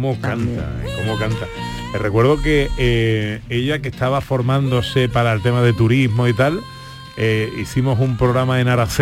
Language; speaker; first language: Spanish; native; Spanish